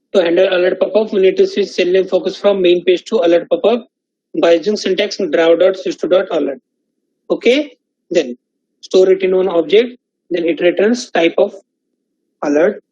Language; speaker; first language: English; non-native, local second language; Marathi